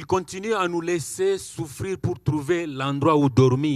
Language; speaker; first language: French; non-native, local second language; Swahili